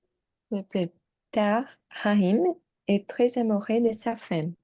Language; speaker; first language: French; non-native, learner; Portuguese